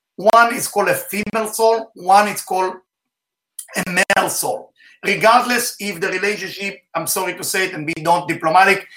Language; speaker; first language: English; non-native, fluent; Hebrew